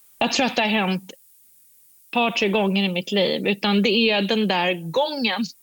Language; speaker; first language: Swedish; native; Swedish